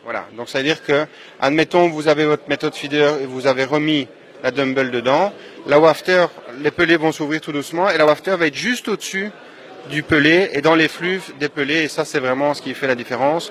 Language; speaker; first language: French; native; French